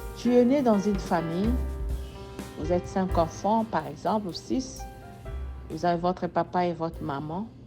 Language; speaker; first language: French; non-native, local second language; Lingala